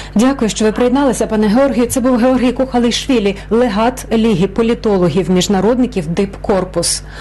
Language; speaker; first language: Ukrainian; native; Ukrainian